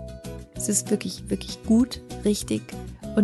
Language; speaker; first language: German; native; German